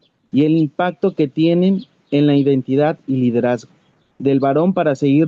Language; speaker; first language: Spanish; native; Spanish